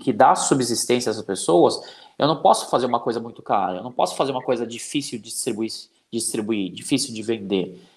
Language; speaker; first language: Portuguese; native; Portuguese